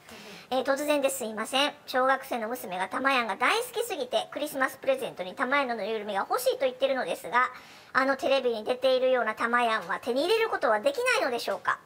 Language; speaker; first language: Japanese; native; Japanese